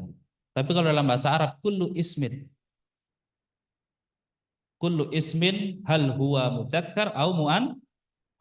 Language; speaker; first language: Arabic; non-native, fluent; Indonesian